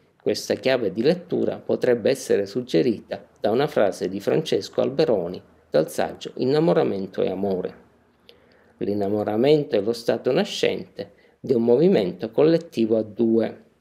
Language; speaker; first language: Italian; native; Italian